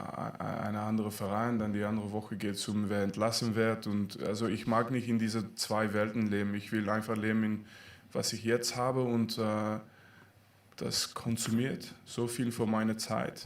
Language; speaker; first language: German; non-native, fluent; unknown